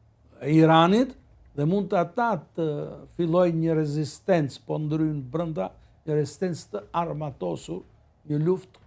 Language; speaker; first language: Albanian; native; Albanian